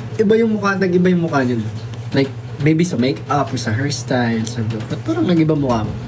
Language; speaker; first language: Filipino; non-native, local second language; Waray